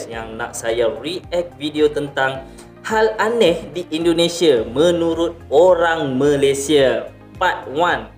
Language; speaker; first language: Malay; native; Malay